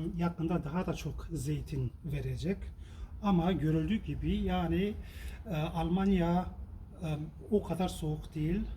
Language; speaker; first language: Turkish; non-native, local second language; Kurdish